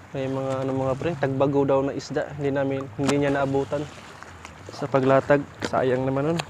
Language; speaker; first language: Filipino; non-native, local second language; Cebuano